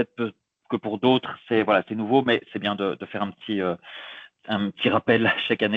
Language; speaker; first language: French; native; French